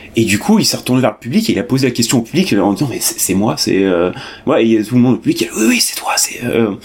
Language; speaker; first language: French; native; French